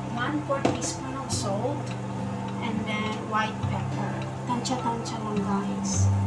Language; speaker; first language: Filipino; non-native, local second language; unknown